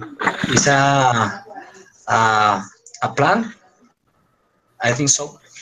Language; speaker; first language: English; non-native, learner; Spanish